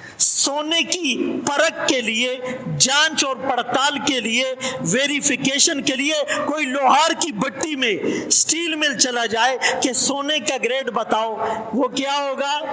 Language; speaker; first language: Urdu; non-native, local second language; Pashto